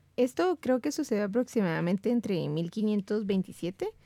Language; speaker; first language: Spanish; native; Spanish